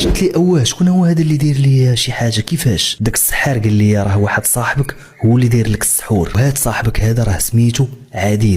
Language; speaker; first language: Arabic; native; Arabic